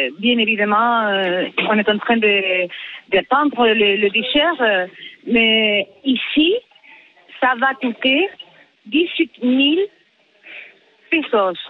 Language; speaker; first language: French; non-native, learner; Spanish